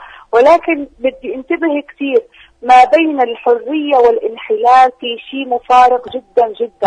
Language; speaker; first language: Arabic; native; Arabic